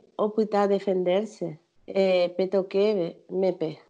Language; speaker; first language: Spanish; native; Spanish